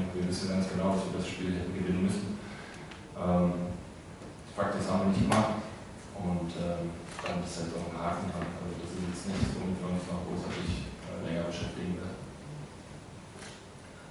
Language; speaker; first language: German; native; German